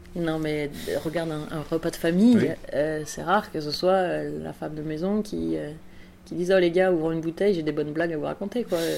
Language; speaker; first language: French; native; French